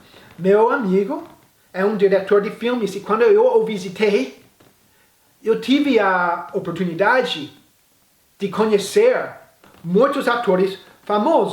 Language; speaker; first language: Portuguese; non-native, fluent; English